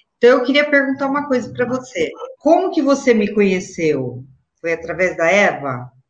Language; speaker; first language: Portuguese; native; Portuguese